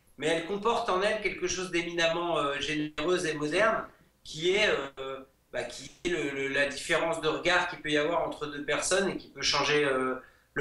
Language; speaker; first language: French; native; French